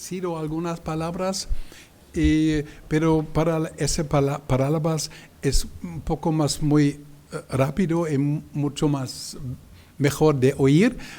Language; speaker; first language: Spanish; non-native, learner; German